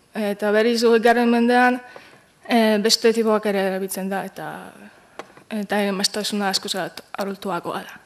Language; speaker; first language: Basque; non-native, fluent; Polish